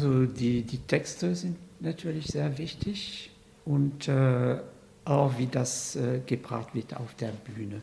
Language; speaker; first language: German; non-native, fluent; French